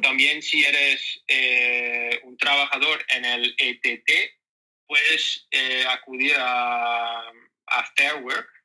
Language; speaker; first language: Spanish; non-native, learner; Dutch